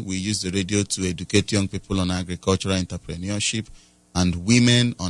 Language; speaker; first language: English; non-native, local second language; Igbo